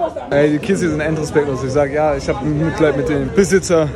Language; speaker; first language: German; native; German